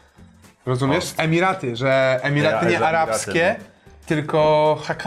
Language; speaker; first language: Polish; native; Polish